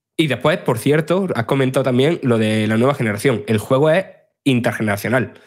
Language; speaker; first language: Spanish; native; Spanish